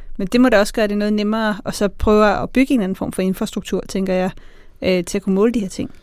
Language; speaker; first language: Danish; native; Danish